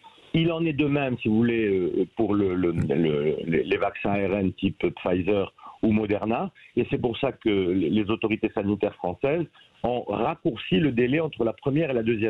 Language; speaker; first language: French; native; French